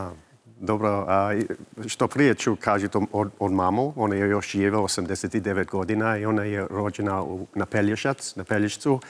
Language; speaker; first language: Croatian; early bilingual, heritage; English